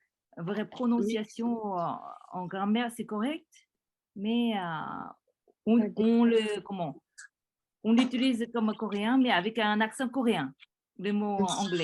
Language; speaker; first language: French; early bilingual, other home language; Korean